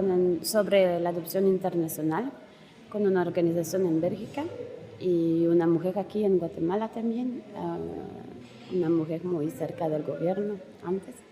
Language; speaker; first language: Spanish; non-native, learner; French